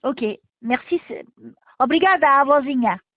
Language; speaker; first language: Portuguese; early bilingual, heritage; Portuguese